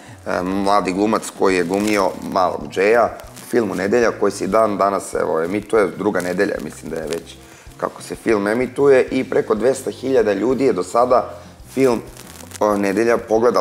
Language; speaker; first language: Serbian; native; Serbian